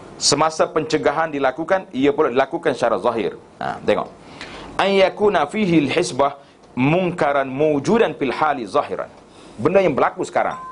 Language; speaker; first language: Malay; native; Malay